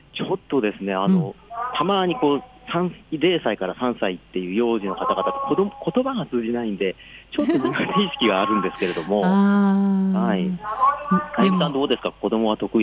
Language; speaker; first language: Japanese; native; Japanese